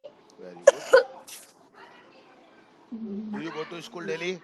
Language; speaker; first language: English; non-native, local second language; Hindi